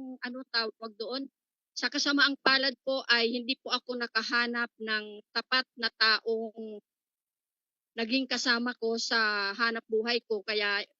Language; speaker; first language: Filipino; native; Filipino